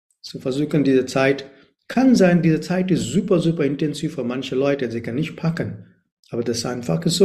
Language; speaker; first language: German; non-native, learner; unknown